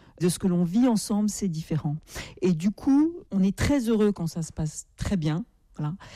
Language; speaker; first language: French; native; French